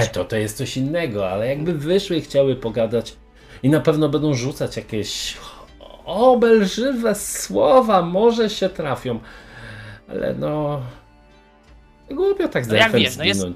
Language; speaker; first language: Polish; native; Polish